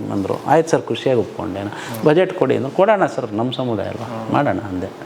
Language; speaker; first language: Kannada; non-native, local second language; Lambadi